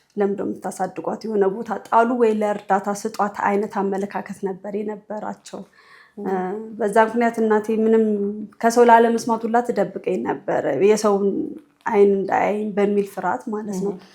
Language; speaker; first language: Amharic; native; Amharic